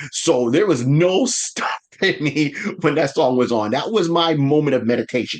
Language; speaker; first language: English; native; English